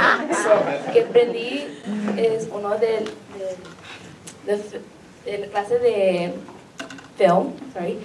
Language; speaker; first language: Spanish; early bilingual, heritage; Spanish